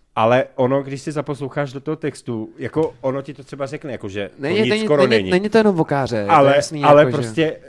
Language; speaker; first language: Czech; native; Czech